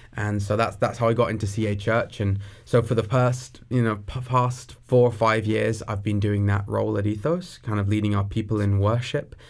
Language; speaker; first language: English; native; English